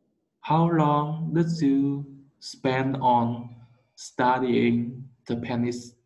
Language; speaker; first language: English; non-native, learner; Vietnamese